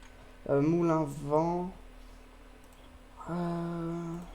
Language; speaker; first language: French; native; French